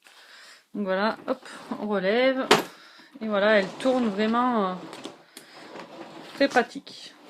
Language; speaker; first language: French; native; French